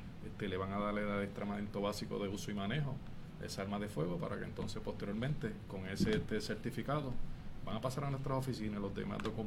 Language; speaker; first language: Spanish; native; Spanish